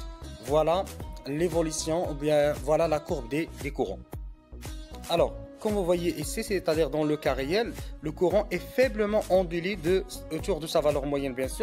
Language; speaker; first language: French; non-native, local second language; Arabic